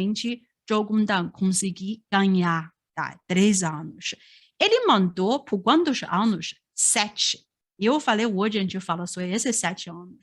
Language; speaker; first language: Portuguese; non-native, fluent; Chinese